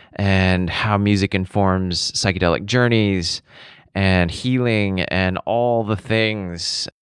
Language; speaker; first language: English; native; English